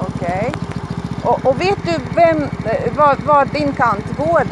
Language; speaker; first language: Swedish; non-native, fluent; Latvian